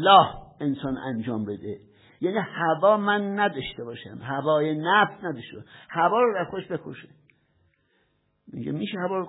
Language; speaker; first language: Persian; native; Persian